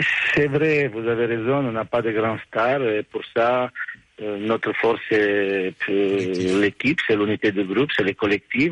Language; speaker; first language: French; non-native, fluent; Romanian